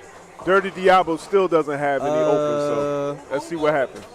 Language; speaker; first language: English; native; English